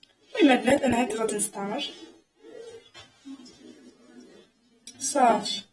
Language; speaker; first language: Arabic; native; Arabic